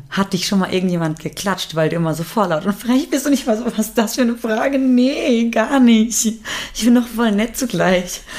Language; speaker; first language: German; early bilingual, other home language; Persian